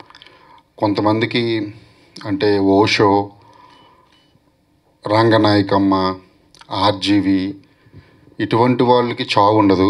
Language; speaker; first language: Telugu; native; Telugu